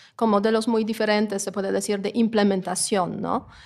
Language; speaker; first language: Spanish; non-native, fluent; Polish